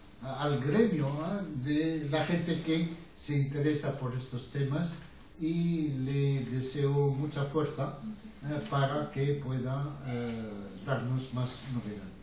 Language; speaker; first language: Spanish; non-native, fluent; Arabic